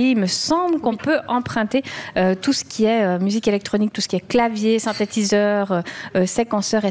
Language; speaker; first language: French; native; French